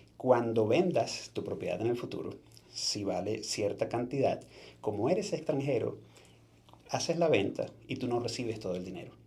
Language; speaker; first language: Spanish; native; Spanish